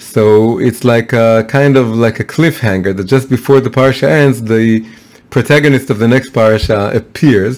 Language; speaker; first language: English; non-native, fluent; Hebrew